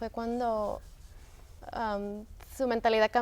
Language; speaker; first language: Spanish; early bilingual, heritage; Spanish